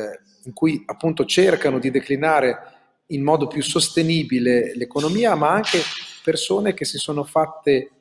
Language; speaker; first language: Italian; native; Italian